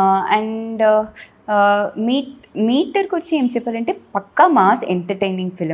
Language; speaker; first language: Telugu; non-native, learner; Tamil